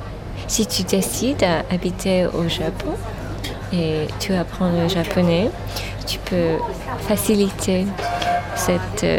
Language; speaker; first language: French; non-native, fluent; English